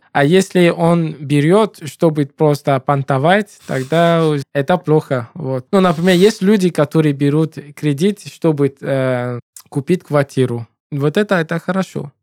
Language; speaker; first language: Russian; non-native, fluent; English